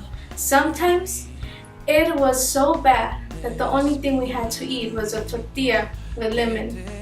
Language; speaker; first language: English; early bilingual, other home language; Spanish